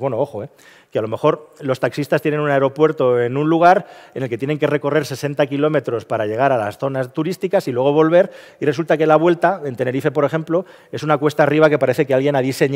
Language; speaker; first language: Spanish; native; Spanish